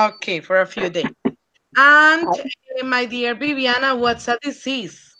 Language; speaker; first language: English; non-native, fluent; Spanish